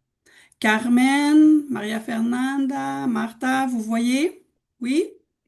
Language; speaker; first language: French; native; French